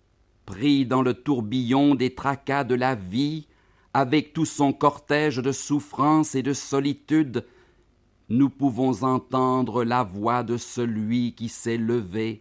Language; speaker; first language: French; native; French